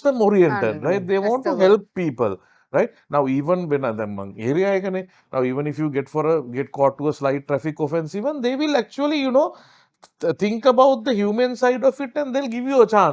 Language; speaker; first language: English; non-native, local second language; Sinhala